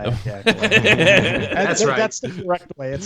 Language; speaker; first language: English; native; English